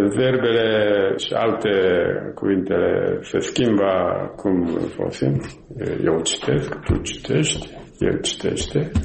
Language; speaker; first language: Romanian; non-native, fluent; Japanese